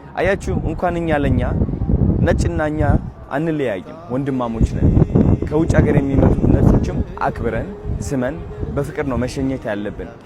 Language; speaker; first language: Amharic; non-native, local second language; Tigrinya